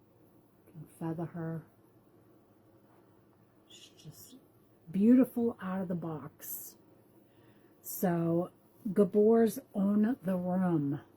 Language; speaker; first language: English; native; English